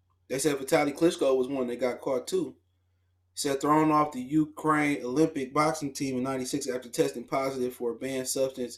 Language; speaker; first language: English; native; English